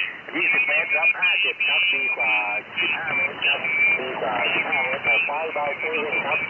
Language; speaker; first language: Thai; native; Thai